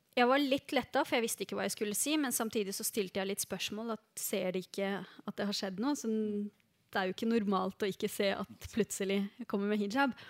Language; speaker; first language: Norwegian; early bilingual, other home language; Arabic